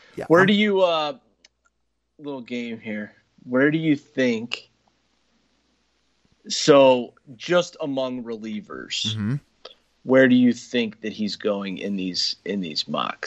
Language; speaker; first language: English; native; English